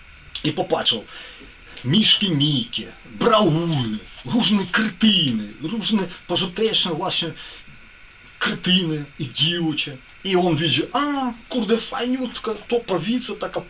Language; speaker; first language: Polish; non-native, learner; Ukrainian